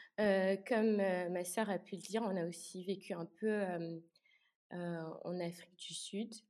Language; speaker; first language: French; native; French